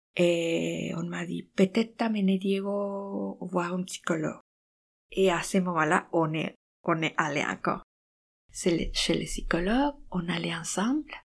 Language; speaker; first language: French; non-native, fluent; Spanish